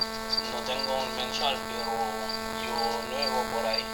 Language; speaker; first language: Spanish; non-native, learner; Haitian Creole